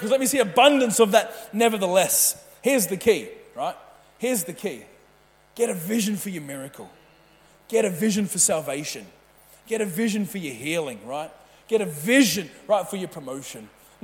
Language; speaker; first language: English; native; English